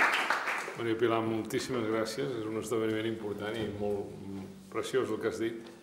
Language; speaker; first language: Catalan; native; Catalan